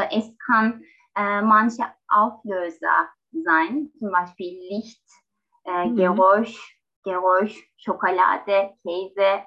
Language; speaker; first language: German; non-native, learner; Turkish